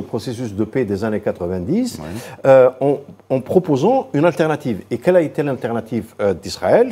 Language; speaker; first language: French; non-native, local second language; Arabic